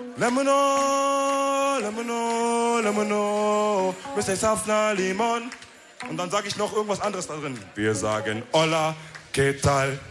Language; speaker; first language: German; early bilingual, other home language; Wolof